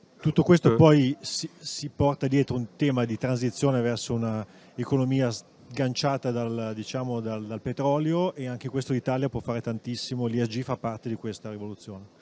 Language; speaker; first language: Italian; native; Italian